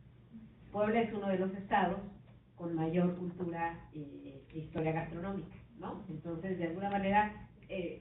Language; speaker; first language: Spanish; native; Spanish